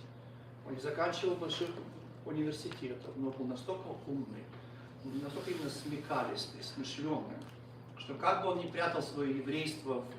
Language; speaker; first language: Russian; native; Russian